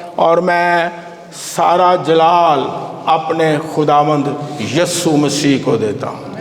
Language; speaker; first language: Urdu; non-native, local second language; Punjabi